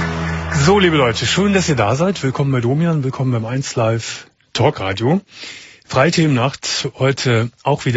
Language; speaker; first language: German; native; German